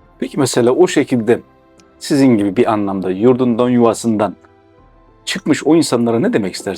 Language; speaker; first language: Turkish; native; Turkish